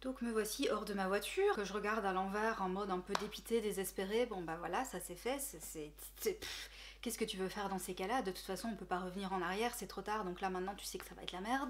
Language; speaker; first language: French; native; French